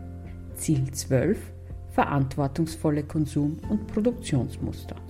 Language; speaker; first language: German; native; German